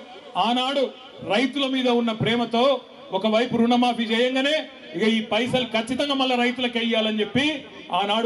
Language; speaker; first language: Telugu; native; Telugu